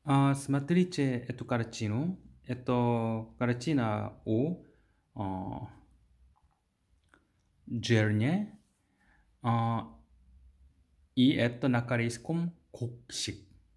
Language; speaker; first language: Russian; non-native, learner; Korean